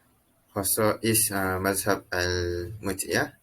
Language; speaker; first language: Arabic; non-native, learner; Malay